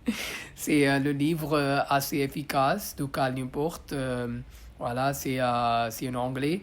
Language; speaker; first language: French; non-native, learner; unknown